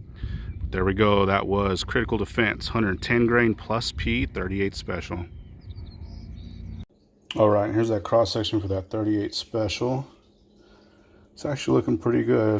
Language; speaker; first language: English; native; English